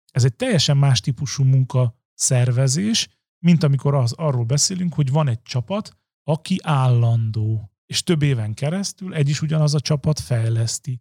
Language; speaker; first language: Hungarian; native; Hungarian